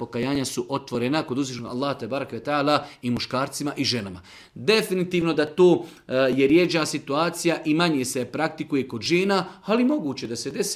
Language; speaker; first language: Croatian; native; Croatian